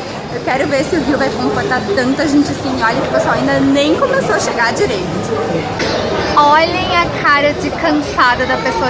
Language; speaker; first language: Portuguese; native; Portuguese